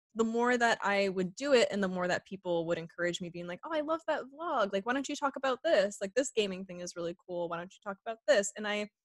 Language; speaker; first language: English; native; English